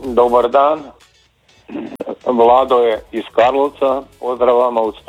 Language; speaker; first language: Serbian; native; Serbian